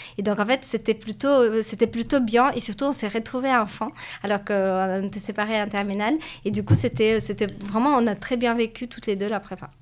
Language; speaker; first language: French; non-native, fluent; Russian